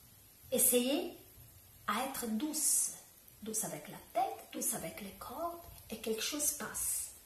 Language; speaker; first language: French; non-native, learner; Italian